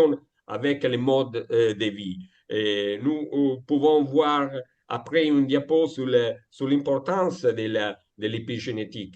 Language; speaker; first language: French; non-native, fluent; Italian